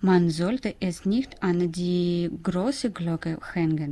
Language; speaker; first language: German; non-native, learner; Russian